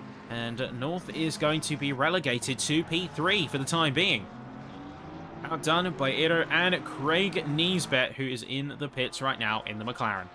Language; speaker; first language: English; native; English